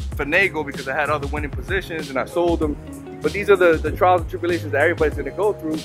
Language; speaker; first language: English; native; English